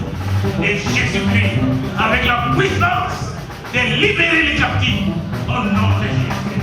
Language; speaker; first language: French; non-native, local second language; Lingala